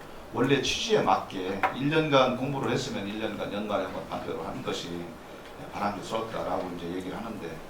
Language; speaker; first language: Korean; native; Korean